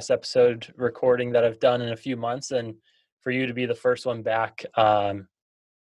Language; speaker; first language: English; native; English